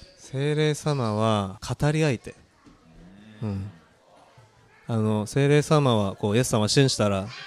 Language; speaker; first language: Japanese; early bilingual, other home language; Korean